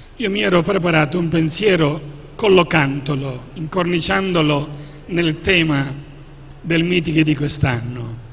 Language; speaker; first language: Italian; native; Italian